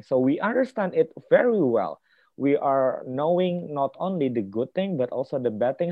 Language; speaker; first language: English; non-native, fluent; Indonesian